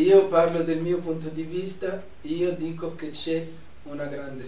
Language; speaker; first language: Italian; non-native, fluent; Arabic